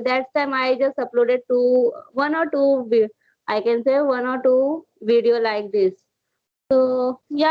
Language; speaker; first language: English; non-native, learner; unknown